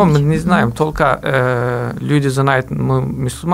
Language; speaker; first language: Russian; non-native, learner; Turkish